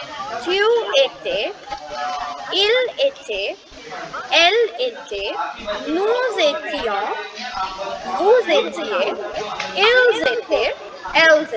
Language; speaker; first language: French; non-native, fluent; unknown